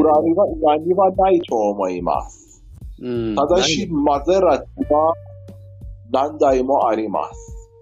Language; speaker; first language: Japanese; non-native, learner; Persian